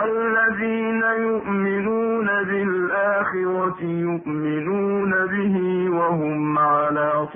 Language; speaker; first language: Arabic; native; Arabic